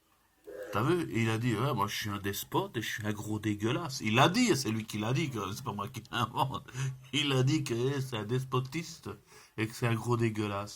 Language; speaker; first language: French; native; French